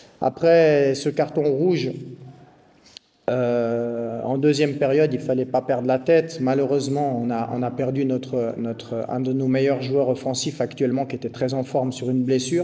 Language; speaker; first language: French; native; French